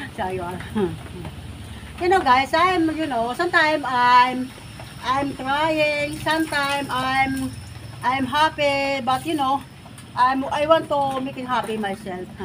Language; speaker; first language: English; non-native, learner; Filipino